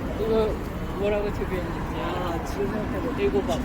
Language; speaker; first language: Korean; non-native, fluent; Japanese